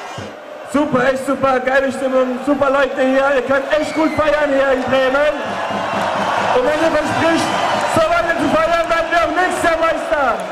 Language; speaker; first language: German; native; German